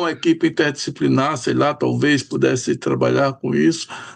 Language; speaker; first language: Portuguese; native; Portuguese